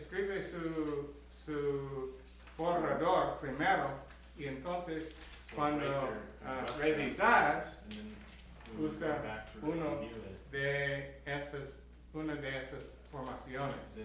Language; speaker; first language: Spanish; non-native, learner; English